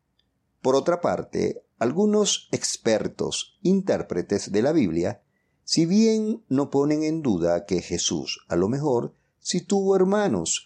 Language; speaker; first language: Spanish; native; Spanish